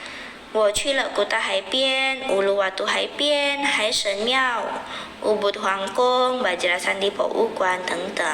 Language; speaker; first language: Chinese; non-native, fluent; Indonesian